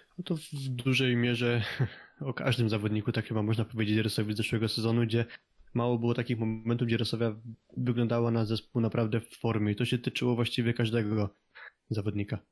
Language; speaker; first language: Polish; native; Polish